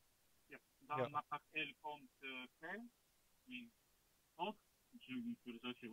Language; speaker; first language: German; non-native, learner; Russian